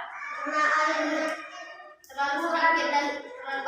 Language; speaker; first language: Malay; non-native, local second language; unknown